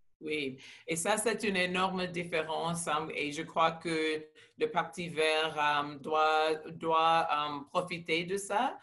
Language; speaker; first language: French; non-native, local second language; English